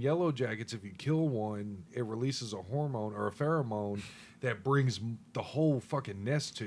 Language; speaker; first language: English; native; English